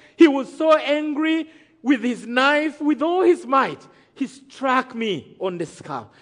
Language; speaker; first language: English; non-native, local second language; Kinyarwanda